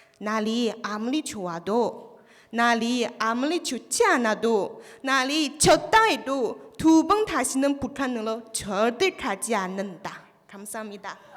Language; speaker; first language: Korean; non-native, learner; Chinese